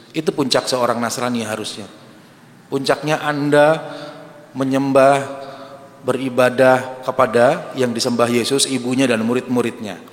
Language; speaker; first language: Indonesian; native; Indonesian